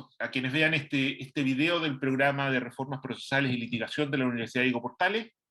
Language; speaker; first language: Spanish; native; Spanish